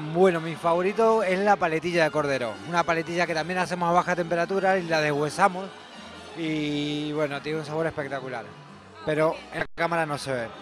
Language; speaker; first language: Spanish; native; Spanish